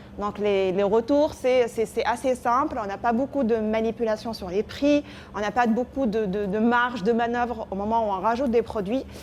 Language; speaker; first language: French; non-native, local second language; Arabic